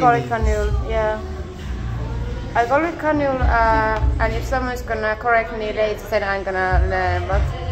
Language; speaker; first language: English; non-native, learner; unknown